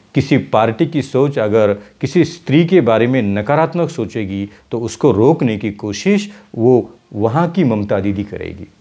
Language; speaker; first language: Hindi; non-native, local second language; Marathi